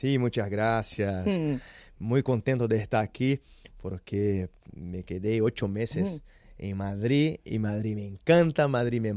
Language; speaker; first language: Spanish; non-native, learner; Portuguese